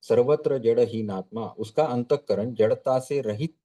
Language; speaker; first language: Hindi; non-native, local second language; Marathi